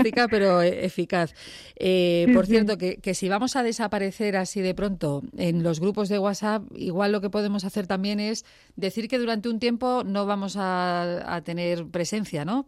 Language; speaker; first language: Spanish; native; Spanish